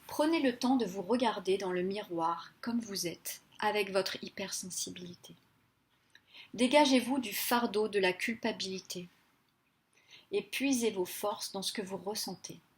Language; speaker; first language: French; native; French